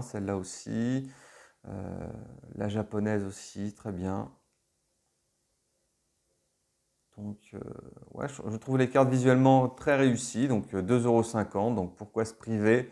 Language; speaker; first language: French; native; French